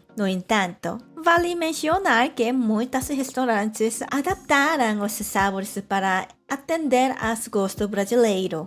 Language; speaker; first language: Portuguese; non-native, fluent; Korean